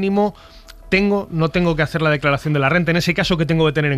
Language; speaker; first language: Spanish; native; Spanish